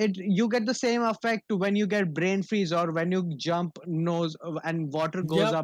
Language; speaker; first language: English; non-native, local second language; Bangla